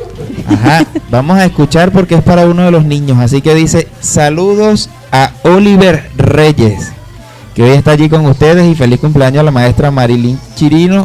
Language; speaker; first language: Spanish; native; Spanish